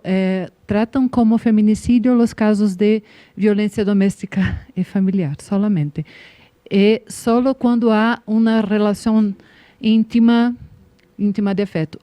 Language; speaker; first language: Spanish; non-native, learner; Portuguese